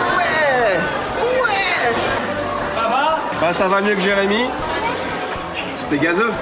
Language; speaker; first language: French; native; French